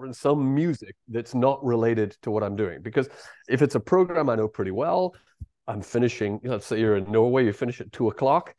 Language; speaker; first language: English; native; English